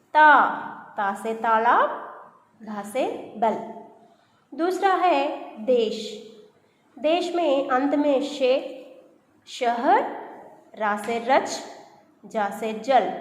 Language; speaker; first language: Hindi; non-native, local second language; Telugu